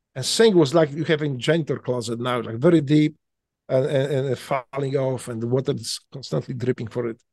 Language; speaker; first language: English; non-native, fluent; Polish